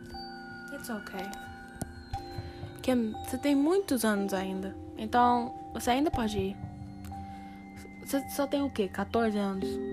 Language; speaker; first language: Portuguese; early bilingual, heritage; Portuguese